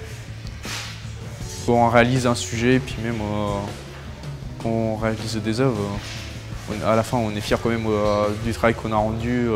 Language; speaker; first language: French; early bilingual, other home language; Romanian